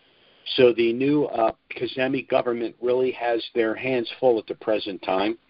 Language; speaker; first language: English; native; English